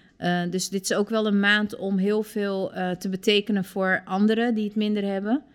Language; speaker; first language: Dutch; early bilingual, other home language; Turkish